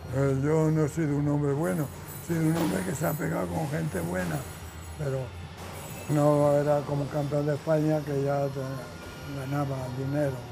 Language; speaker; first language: Spanish; native; Spanish